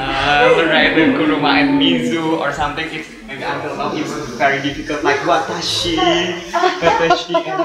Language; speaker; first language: English; non-native, learner; Indonesian